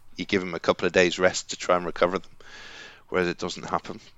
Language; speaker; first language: English; native; English